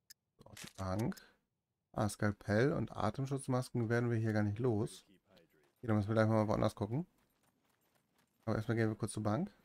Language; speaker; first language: German; native; German